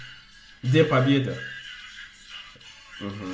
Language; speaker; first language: Russian; non-native, learner; English